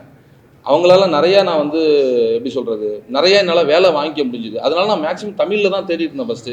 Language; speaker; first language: Tamil; native; Tamil